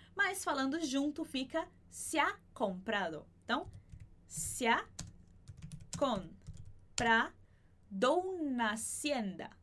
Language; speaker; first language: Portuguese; native; Portuguese